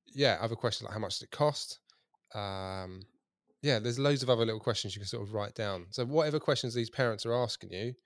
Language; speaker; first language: English; native; English